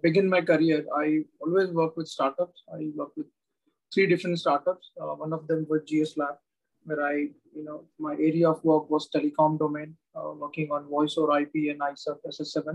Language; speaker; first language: English; non-native, local second language; Marathi